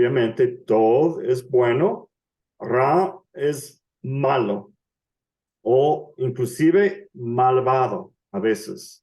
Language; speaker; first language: Spanish; non-native, fluent; English